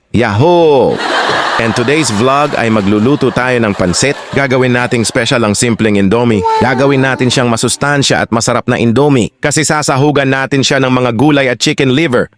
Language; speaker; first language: Filipino; native; Filipino